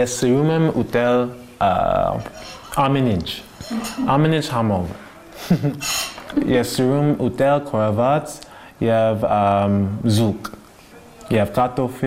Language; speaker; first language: Armenian; non-native, learner; English